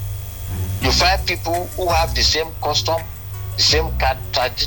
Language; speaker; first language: English; non-native, local second language; Yoruba